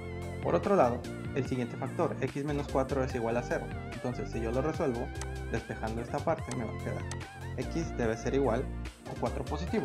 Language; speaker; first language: Spanish; native; Spanish